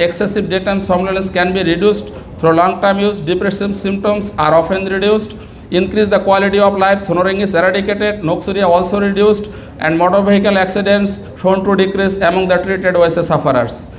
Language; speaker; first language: English; non-native, local second language; Bangla